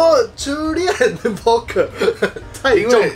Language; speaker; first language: Chinese; non-native, fluent; Japanese